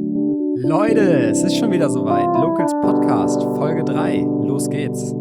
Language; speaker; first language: German; native; German